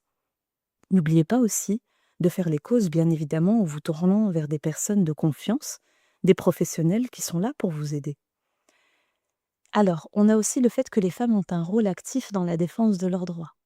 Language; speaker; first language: French; native; French